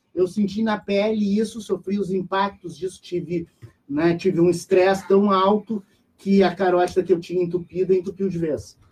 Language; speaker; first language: Portuguese; native; Portuguese